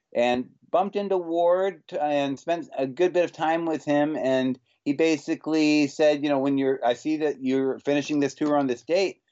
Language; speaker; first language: English; native; English